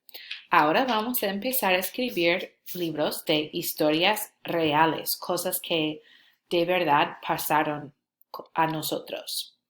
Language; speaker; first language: Spanish; non-native, fluent; English